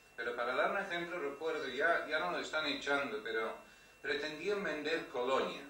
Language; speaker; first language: Spanish; non-native, fluent; English